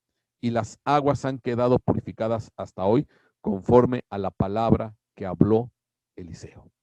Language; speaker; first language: Spanish; native; Spanish